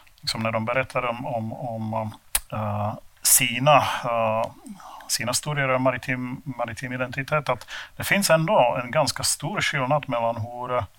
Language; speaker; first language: Swedish; non-native, fluent; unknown